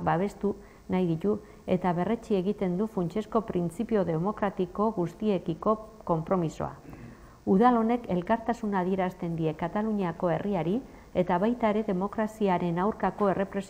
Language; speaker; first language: Basque; native; Basque